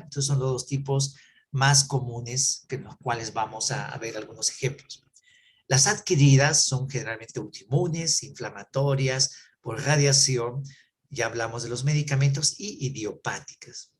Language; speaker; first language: Spanish; native; Spanish